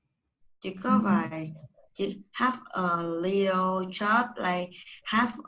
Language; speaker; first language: English; non-native, learner; Vietnamese